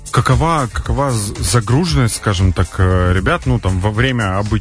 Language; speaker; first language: Russian; native; Russian